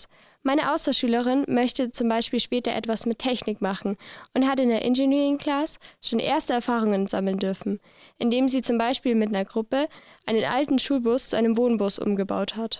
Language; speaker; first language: German; native; German